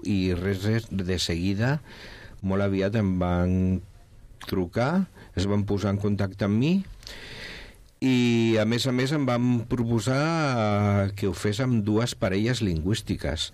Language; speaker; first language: Catalan; non-native, local second language; Spanish